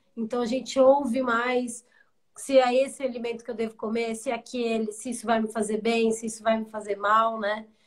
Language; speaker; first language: Portuguese; native; Portuguese